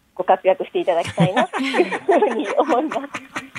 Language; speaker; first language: Japanese; native; Japanese